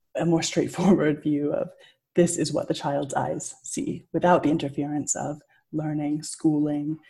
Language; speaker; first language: English; native; English